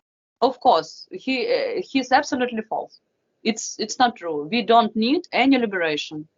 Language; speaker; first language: English; non-native, fluent; Russian